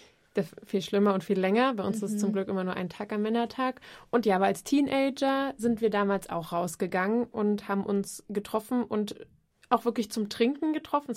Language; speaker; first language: German; native; German